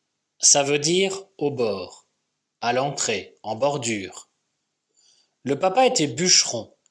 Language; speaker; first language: French; native; French